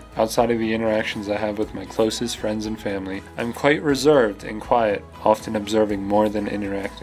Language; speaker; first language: English; native; English